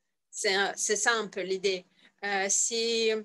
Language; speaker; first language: French; non-native, learner; Russian